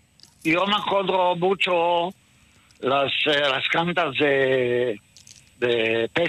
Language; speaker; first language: Spanish; early bilingual, heritage; Ladino